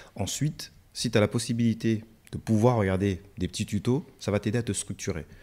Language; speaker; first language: French; native; French